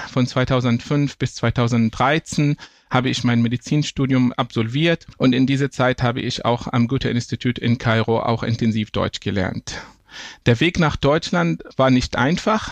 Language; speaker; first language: German; non-native, fluent; Arabic